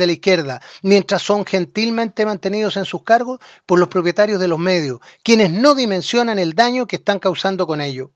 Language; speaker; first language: Spanish; native; Spanish